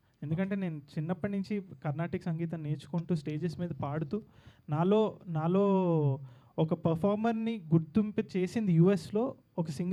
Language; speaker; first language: Telugu; native; Telugu